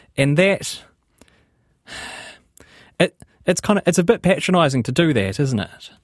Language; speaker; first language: English; native; English